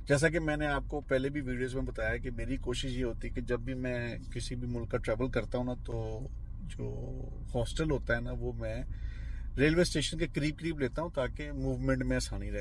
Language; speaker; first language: Urdu; non-native, local second language; Punjabi